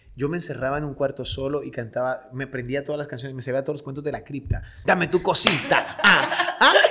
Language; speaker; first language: Spanish; native; Spanish